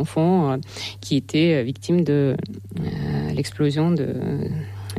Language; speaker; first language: French; non-native, fluent; Russian